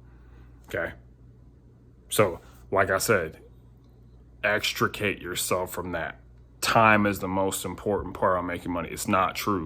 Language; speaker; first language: English; native; English